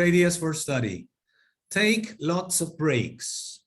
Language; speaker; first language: English; non-native, fluent; Spanish